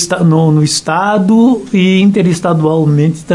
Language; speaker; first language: Portuguese; native; Portuguese